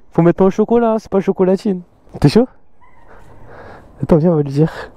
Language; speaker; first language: French; native; French